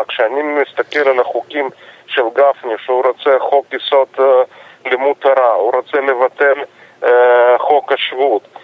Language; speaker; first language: Hebrew; non-native, fluent; Russian